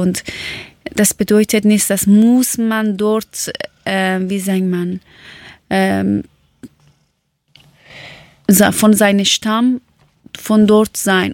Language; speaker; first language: German; non-native, fluent; Persian